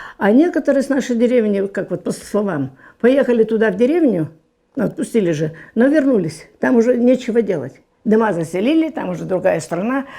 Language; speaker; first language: Russian; non-native, local second language; German